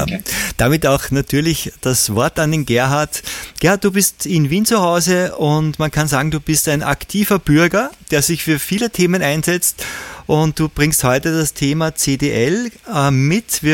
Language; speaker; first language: German; native; German